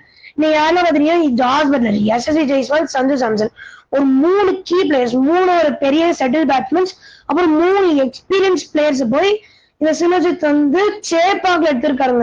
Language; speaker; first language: Tamil; native; Tamil